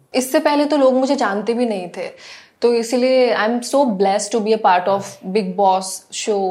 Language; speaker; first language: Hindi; non-native, local second language; Assamese